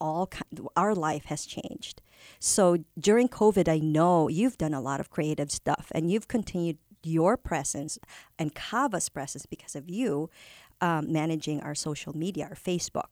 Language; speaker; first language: English; non-native, local second language; Filipino